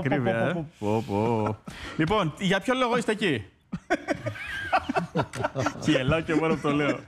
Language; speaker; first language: Greek; native; Greek